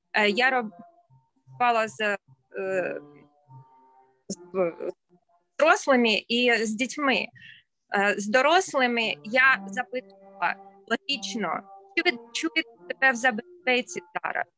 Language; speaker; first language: Ukrainian; non-native, local second language; Russian